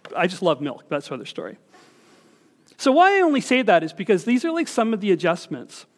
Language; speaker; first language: English; native; English